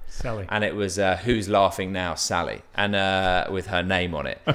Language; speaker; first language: English; native; English